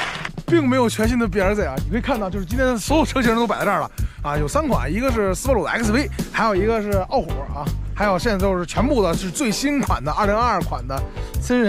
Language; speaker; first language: Chinese; native; Chinese